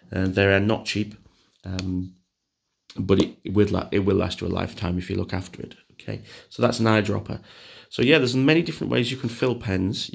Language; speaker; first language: English; native; English